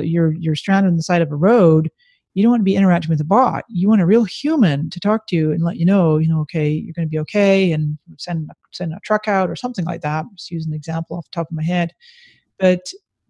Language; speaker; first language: English; native; English